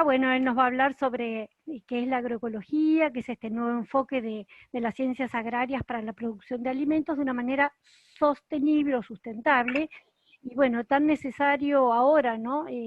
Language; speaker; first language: Spanish; native; Spanish